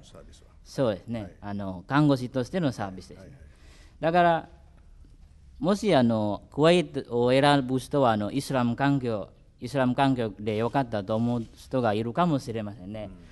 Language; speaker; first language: Japanese; non-native, fluent; Indonesian